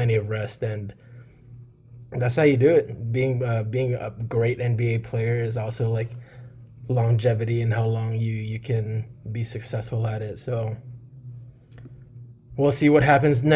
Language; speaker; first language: English; early bilingual, other home language; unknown